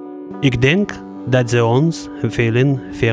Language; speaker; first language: Dutch; non-native, learner; Russian